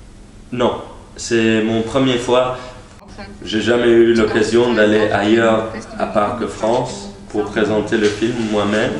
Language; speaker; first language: French; non-native, learner; English